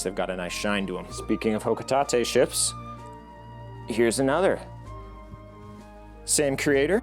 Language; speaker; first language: English; native; English